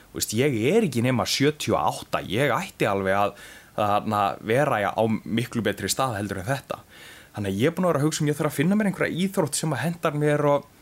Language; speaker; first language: Icelandic; native; Icelandic